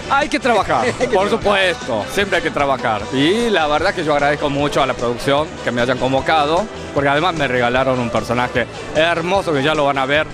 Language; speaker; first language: Spanish; non-native, fluent; Korean